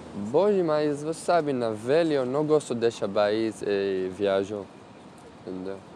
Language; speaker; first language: Portuguese; non-native, learner; Arabic